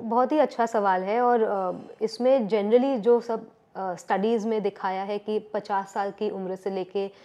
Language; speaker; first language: Hindi; native; Hindi